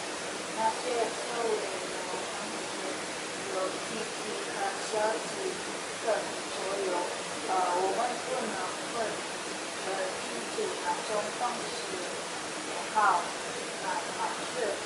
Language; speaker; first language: Chinese; non-native, learner; Indonesian